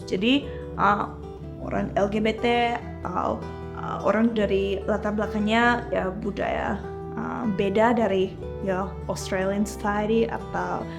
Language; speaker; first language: Indonesian; early bilingual, heritage; English